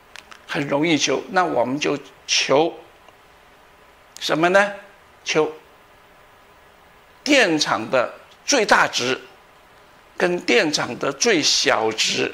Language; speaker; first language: Chinese; native; Chinese